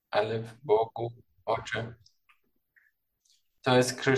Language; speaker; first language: Polish; non-native, learner; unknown